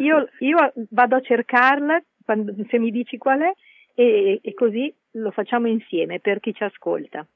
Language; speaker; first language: Italian; native; Italian